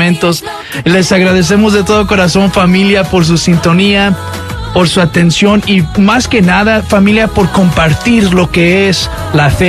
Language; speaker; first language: Spanish; early bilingual, heritage; Spanish